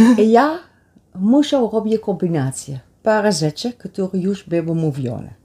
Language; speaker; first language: Polish; non-native, learner; Dutch